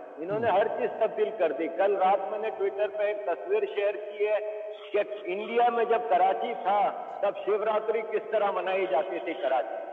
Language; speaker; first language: Urdu; non-native, local second language; Memoni